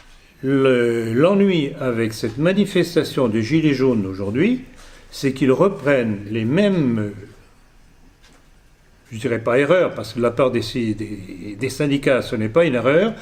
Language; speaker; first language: French; native; French